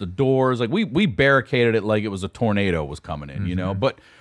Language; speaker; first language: English; native; English